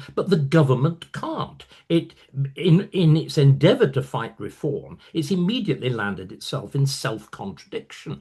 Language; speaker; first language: English; native; English